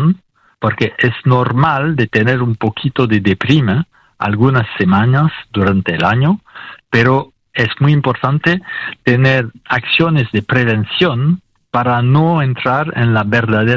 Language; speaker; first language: Spanish; non-native, fluent; French